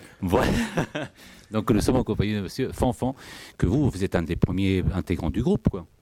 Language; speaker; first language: French; early bilingual, other home language; Spanish